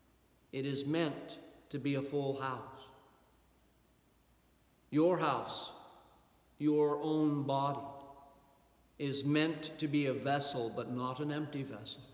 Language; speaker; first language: English; native; English